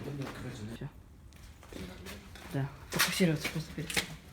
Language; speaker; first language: Russian; native; Russian